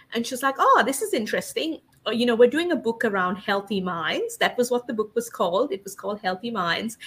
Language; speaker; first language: English; non-native, local second language; Sinhala